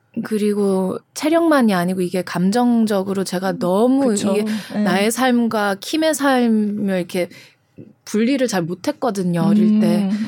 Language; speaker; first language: Korean; early bilingual, heritage; Dutch